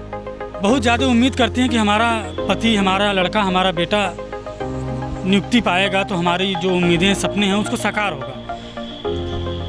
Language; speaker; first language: Hindi; native; Hindi